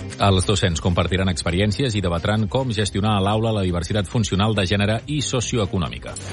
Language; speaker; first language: Catalan; native; Catalan